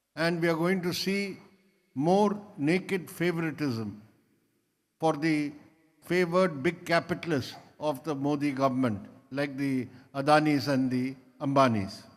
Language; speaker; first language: English; non-native, local second language; Malayalam